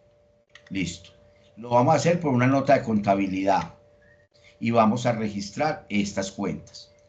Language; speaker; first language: Spanish; native; Spanish